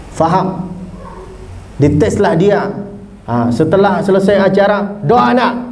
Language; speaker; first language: Malay; non-native, fluent; Arabic